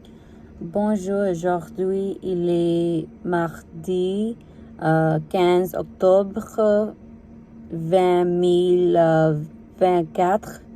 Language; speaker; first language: French; non-native, learner; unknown